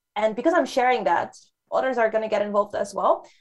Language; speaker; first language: English; non-native, fluent; Dutch